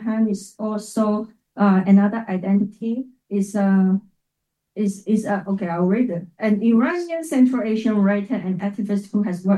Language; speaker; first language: English; non-native, local second language; Cantonese